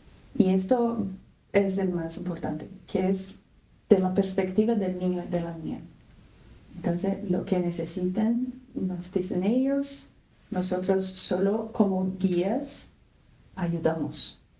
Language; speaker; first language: Spanish; non-native, fluent; Portuguese